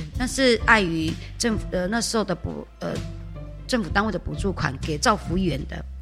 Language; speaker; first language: Chinese; native; Chinese